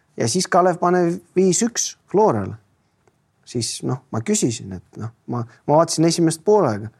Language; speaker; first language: Estonian; non-native, local second language; Russian